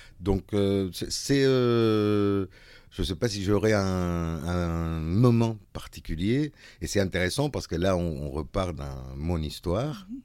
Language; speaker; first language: French; non-native, fluent; Spanish